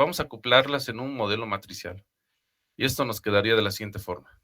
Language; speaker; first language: Spanish; native; Spanish